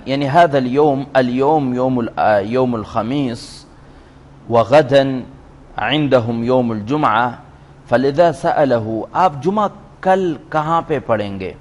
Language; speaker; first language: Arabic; non-native, fluent; Urdu